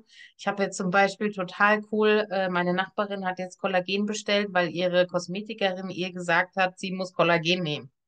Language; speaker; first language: German; native; German